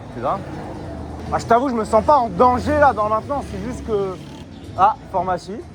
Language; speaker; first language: French; native; French